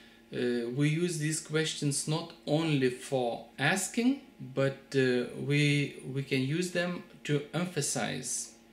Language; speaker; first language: English; non-native, fluent; Lithuanian